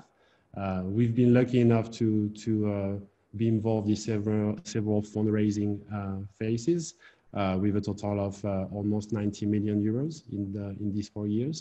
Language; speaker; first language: English; non-native, fluent; French